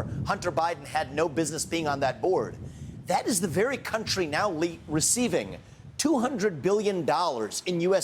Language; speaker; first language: English; native; English